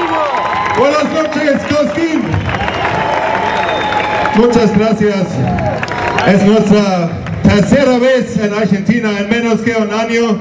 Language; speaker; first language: Spanish; non-native, learner; German